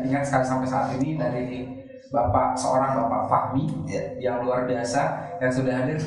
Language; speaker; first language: Indonesian; native; Indonesian